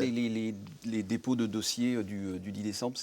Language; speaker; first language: French; native; French